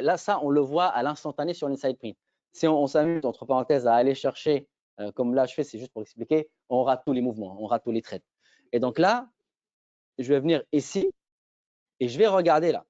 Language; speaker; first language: French; native; French